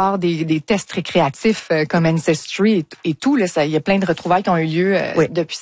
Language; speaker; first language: French; native; French